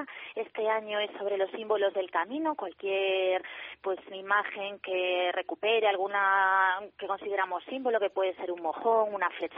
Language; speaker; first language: Spanish; native; Spanish